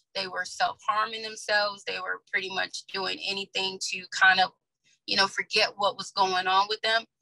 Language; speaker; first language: English; native; English